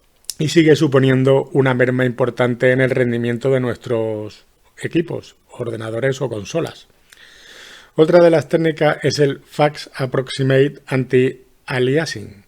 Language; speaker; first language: Spanish; native; Spanish